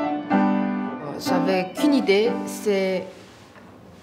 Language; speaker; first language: French; non-native, fluent; Korean